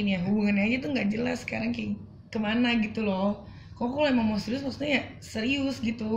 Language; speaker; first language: Indonesian; native; Indonesian